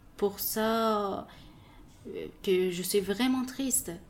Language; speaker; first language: French; non-native, learner; Persian